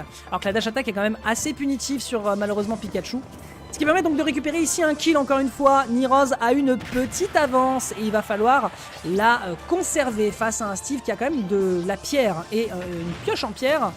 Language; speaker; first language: French; native; French